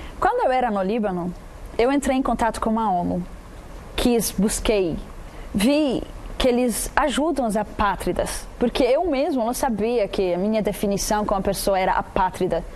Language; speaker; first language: Portuguese; non-native, fluent; Arabic